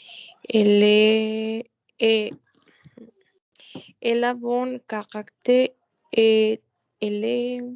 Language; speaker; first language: French; non-native, learner; Spanish